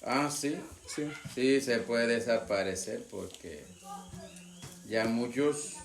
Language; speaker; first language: Spanish; non-native, local second language; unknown